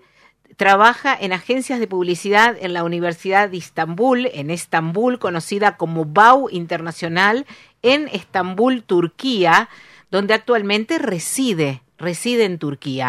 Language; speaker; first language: Spanish; native; Spanish